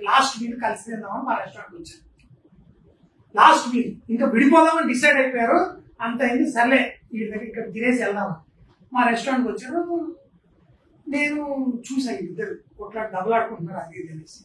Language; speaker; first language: Telugu; native; Telugu